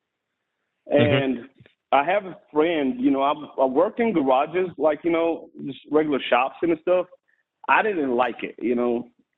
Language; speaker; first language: English; non-native, fluent; Arabic